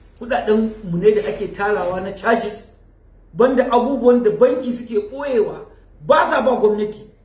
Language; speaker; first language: Hausa; native; Hausa